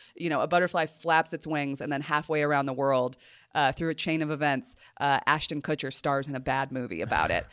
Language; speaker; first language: English; native; English